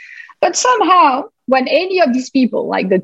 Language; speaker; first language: English; non-native, fluent; French